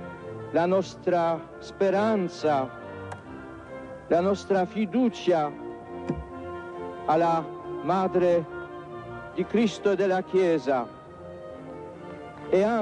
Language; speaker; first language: Italian; non-native, fluent; Polish